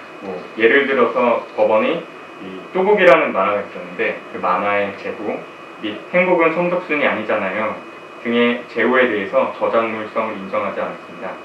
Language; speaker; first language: Korean; native; Korean